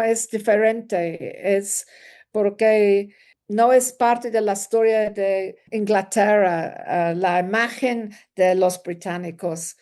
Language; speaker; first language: Spanish; non-native, learner; English